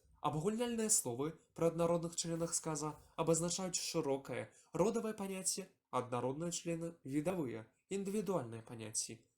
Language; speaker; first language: Belarusian; non-native, local second language; Russian